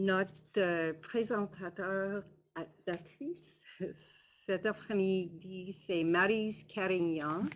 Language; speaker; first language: French; non-native, local second language; English